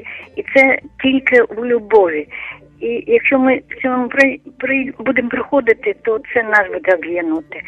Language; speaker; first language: Ukrainian; non-native, local second language; Russian